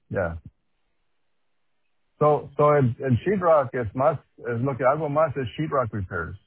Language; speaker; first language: Spanish; non-native, local second language; English